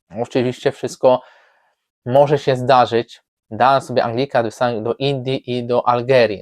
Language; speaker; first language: Polish; native; Polish